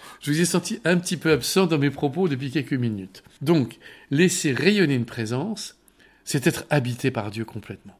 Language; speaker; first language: French; native; French